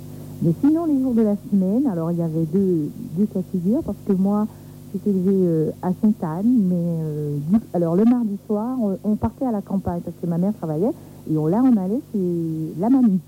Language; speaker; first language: French; native; French